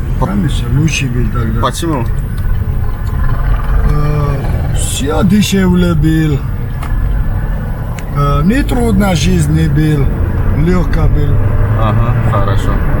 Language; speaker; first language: Russian; non-native, learner; Turkish